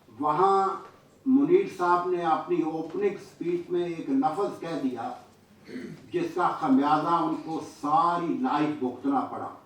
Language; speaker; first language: Urdu; non-native, local second language; Punjabi